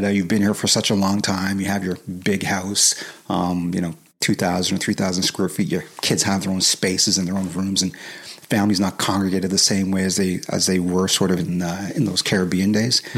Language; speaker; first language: English; native; English